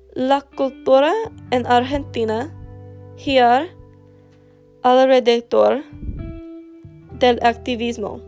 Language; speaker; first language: Spanish; non-native, learner; English